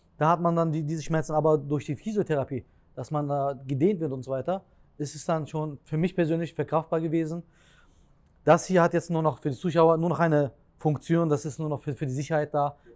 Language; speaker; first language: German; early bilingual, other home language; Turkish